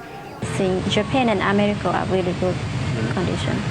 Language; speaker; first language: English; non-native, fluent; Vietnamese